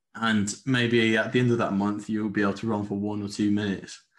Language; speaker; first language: English; non-native, fluent; Spanish